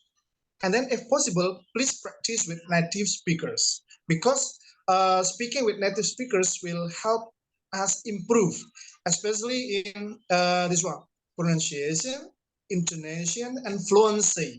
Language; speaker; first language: English; non-native, fluent; Indonesian